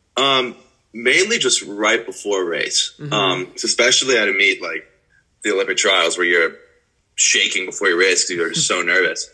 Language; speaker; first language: English; native; English